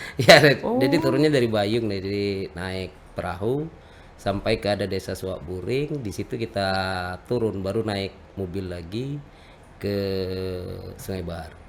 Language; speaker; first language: Indonesian; native; Indonesian